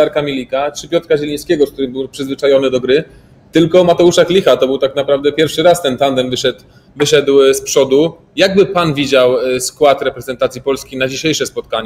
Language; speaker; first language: Polish; native; Polish